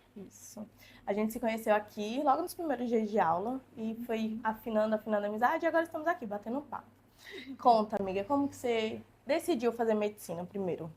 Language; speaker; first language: Portuguese; native; Portuguese